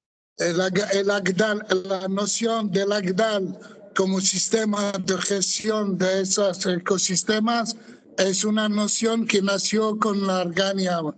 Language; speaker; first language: Spanish; non-native, fluent; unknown